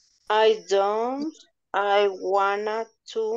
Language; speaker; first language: English; non-native, learner; Spanish